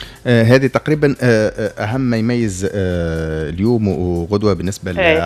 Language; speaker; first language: Arabic; native; Arabic